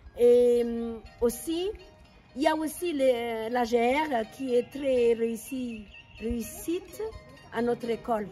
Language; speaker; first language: French; non-native, local second language; Malagasy